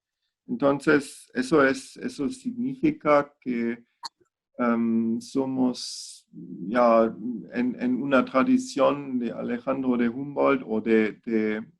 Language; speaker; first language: Spanish; non-native, fluent; German